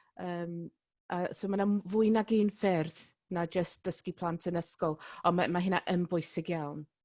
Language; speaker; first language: Welsh; non-native, local second language; English